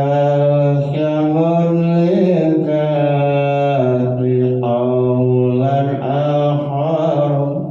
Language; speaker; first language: Arabic; non-native, fluent; Javanese